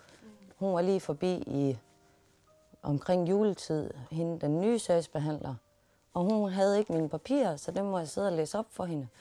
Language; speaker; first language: Danish; native; Danish